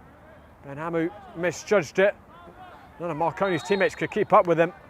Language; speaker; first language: English; native; English